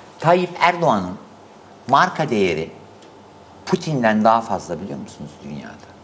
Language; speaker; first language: Turkish; native; Turkish